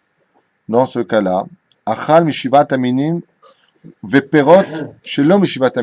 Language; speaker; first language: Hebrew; non-native, fluent; French